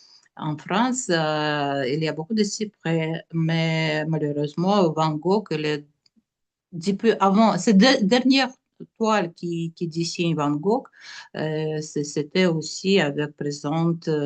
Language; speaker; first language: French; non-native, learner; Russian